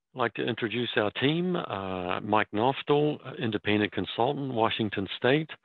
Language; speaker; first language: English; native; English